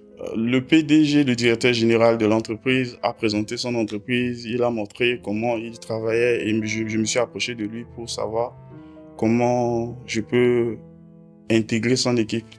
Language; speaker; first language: French; non-native, local second language; Sango